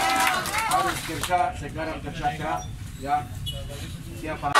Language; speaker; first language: Indonesian; non-native, learner; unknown